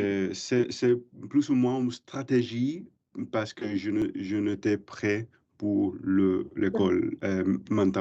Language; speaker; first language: French; non-native, learner; English